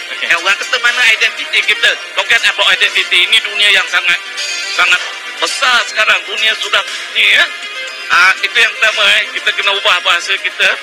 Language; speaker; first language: Malay; native; Malay